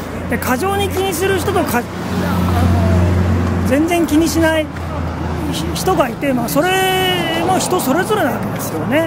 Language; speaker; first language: Japanese; native; Japanese